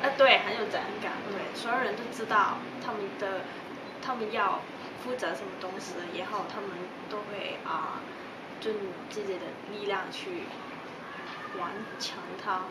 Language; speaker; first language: Chinese; non-native, local second language; Cantonese